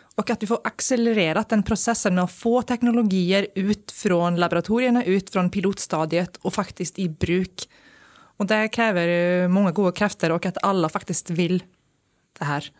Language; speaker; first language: Norwegian; non-native, fluent; Icelandic